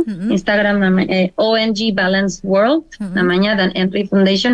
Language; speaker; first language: Indonesian; non-native, learner; Spanish